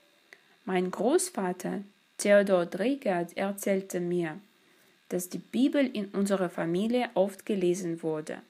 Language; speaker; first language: German; non-native, fluent; Russian